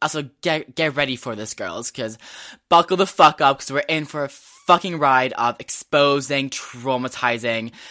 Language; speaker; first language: English; early bilingual, other home language; Swedish